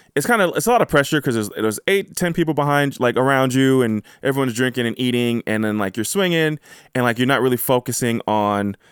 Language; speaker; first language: English; native; English